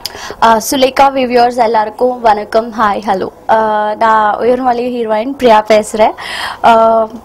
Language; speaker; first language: Tamil; non-native, learner; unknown